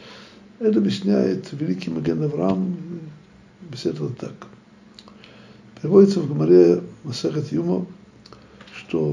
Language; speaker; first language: Russian; native; Russian